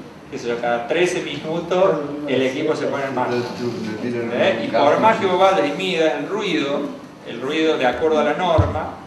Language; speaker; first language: Spanish; native; Spanish